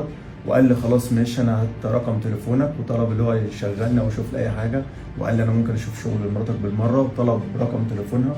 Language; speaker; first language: Arabic; native; Arabic